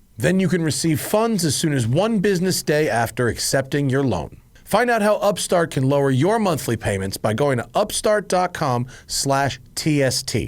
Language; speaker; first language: English; native; English